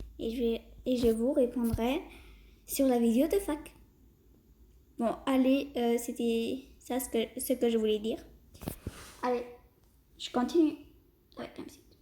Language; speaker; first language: French; early bilingual, other home language; Portuguese